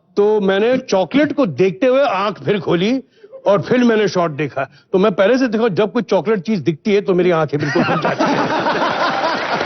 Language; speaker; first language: Hindi; native; Hindi